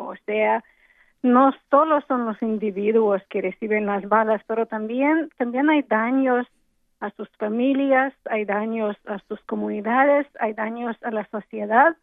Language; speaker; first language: Spanish; non-native, fluent; English